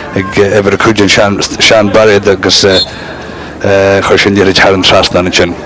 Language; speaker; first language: Irish; native; Irish